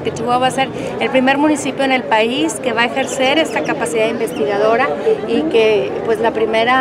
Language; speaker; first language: Spanish; native; Spanish